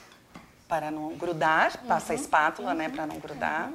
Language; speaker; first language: Spanish; non-native, learner; Portuguese